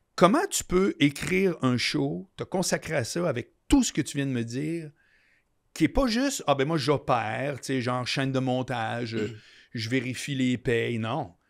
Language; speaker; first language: French; native; French